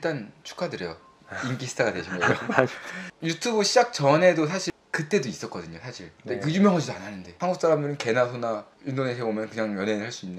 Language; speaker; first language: Korean; native; Korean